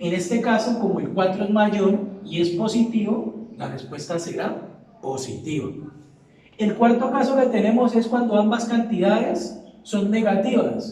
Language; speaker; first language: Spanish; native; Spanish